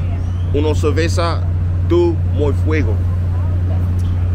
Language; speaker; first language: Spanish; non-native, learner; English